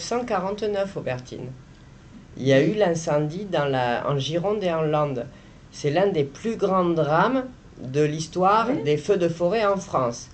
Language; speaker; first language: French; native; French